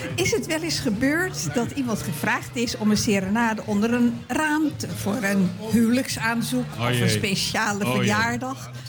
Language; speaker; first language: Dutch; native; Dutch